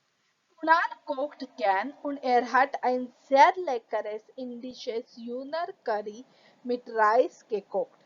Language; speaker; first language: German; non-native, fluent; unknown